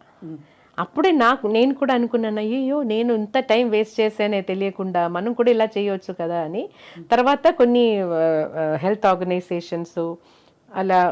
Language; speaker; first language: Telugu; non-native, local second language; Malayalam